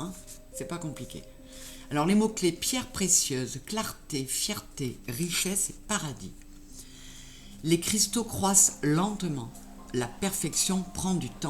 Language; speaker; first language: French; native; French